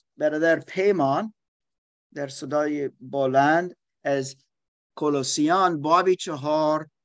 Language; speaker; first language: Persian; non-native, learner; German